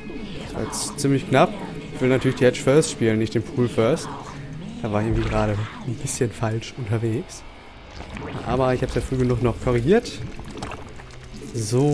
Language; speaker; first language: German; native; German